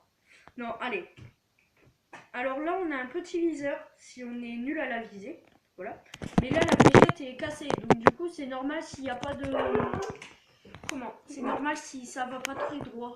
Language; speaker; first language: French; native; French